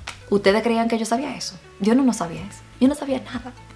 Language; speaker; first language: Spanish; early bilingual, heritage; Spanish